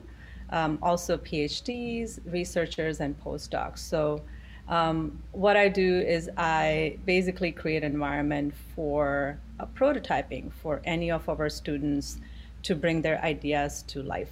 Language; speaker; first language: English; non-native, local second language; Gujarati